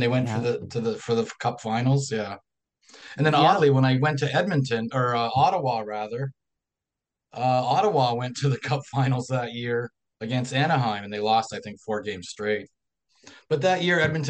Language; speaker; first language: English; native; English